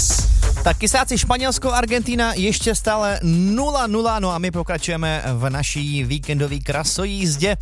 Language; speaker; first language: Czech; native; Czech